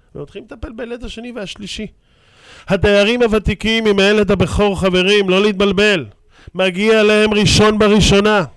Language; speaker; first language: Hebrew; native; Hebrew